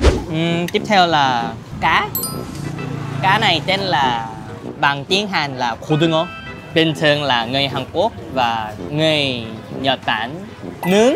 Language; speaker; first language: Vietnamese; early bilingual, other home language; Korean